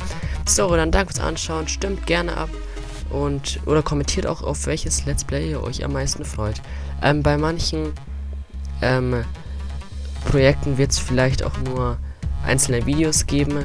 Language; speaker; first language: German; native; German